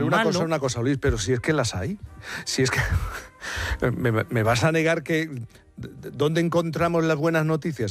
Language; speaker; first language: Spanish; native; Spanish